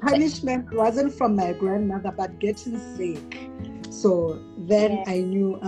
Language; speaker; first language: English; non-native, local second language; Tswana